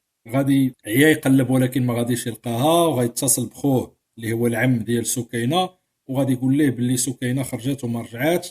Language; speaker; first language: Arabic; native; Arabic